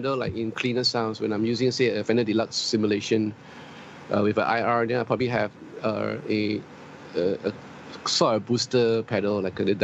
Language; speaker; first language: English; native; English